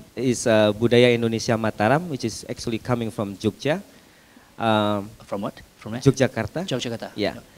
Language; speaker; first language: English; non-native, fluent; Indonesian